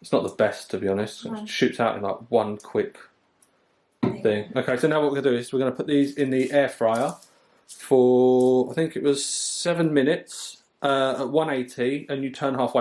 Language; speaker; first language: English; native; English